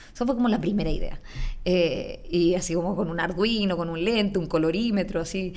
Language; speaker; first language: Spanish; native; Spanish